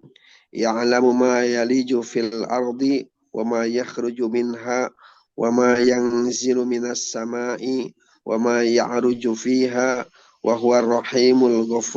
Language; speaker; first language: Arabic; non-native, learner; Indonesian